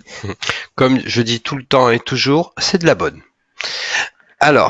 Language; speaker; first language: French; native; French